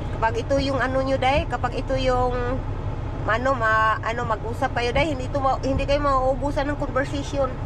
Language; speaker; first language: Filipino; non-native, local second language; Cebuano